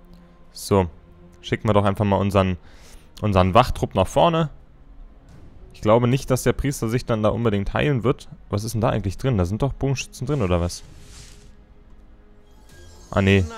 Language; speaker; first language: German; native; German